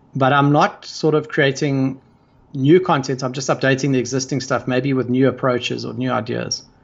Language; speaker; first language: English; native; English